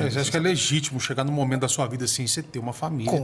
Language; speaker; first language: Portuguese; native; Portuguese